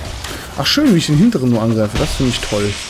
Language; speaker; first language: German; native; German